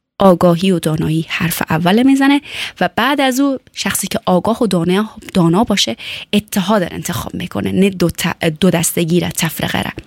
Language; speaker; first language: Persian; early bilingual, heritage; Persian